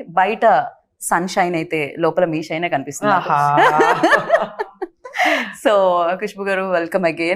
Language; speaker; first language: Telugu; native; Telugu